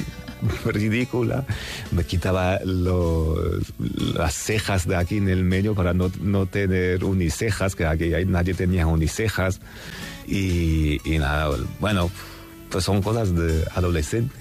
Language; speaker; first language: Spanish; non-native, fluent; Armenian